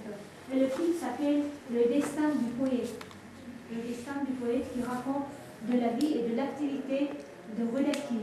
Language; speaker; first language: French; non-native, fluent; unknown